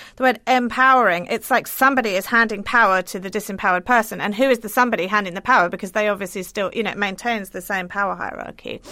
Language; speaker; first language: English; native; English